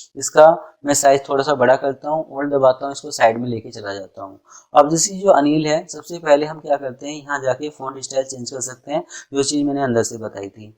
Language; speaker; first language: Hindi; native; Hindi